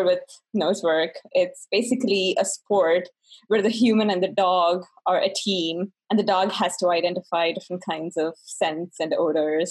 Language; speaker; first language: English; non-native, local second language; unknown